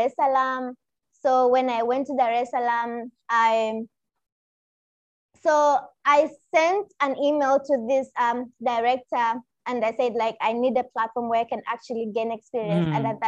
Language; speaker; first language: English; non-native, local second language; Swahili